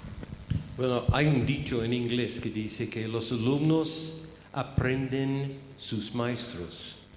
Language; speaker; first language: Spanish; non-native, fluent; English